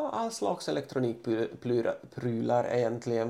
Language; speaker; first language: Swedish; non-native, fluent; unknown